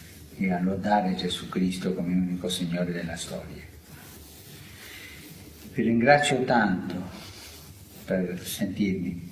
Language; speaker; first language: Italian; non-native, fluent; Spanish